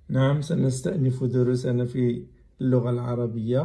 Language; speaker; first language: Arabic; native; Arabic